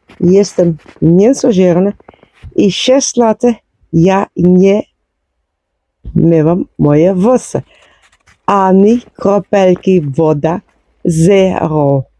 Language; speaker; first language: Polish; non-native, learner; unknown